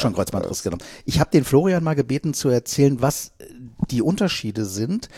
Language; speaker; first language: German; native; German